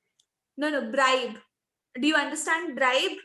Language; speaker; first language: English; non-native, local second language; Hindi